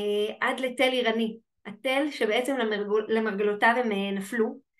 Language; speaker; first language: Hebrew; native; Hebrew